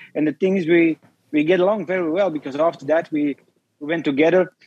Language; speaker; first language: English; non-native, fluent; Dutch